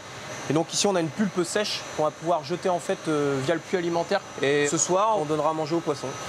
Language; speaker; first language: French; native; French